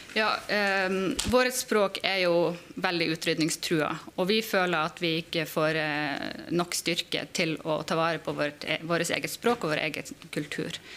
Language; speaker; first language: Norwegian; native; Norwegian